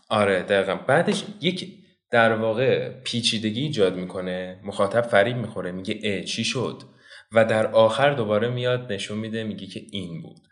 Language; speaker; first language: Persian; non-native, local second language; Azerbaijani